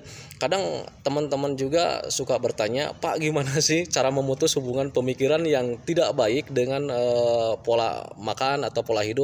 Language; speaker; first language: Indonesian; native; Indonesian